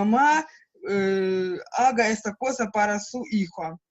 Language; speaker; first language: Spanish; non-native, learner; Russian